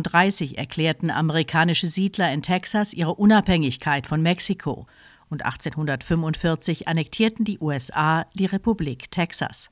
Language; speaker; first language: German; native; German